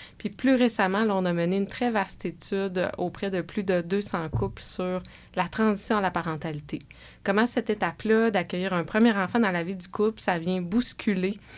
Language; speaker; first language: French; native; French